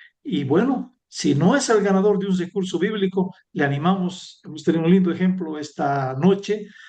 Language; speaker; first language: Spanish; native; Spanish